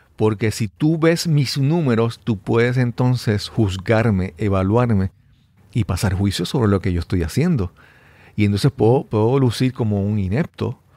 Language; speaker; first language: Spanish; native; Spanish